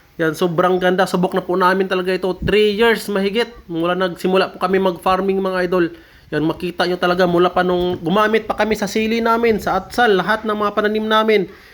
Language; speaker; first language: Filipino; non-native, local second language; Hiligaynon